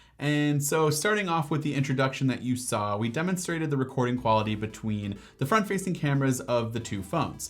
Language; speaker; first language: English; native; English